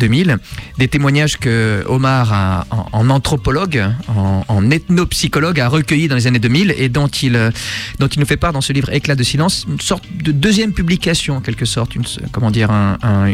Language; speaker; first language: French; native; French